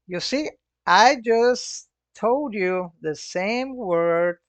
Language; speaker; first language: English; non-native, fluent; Portuguese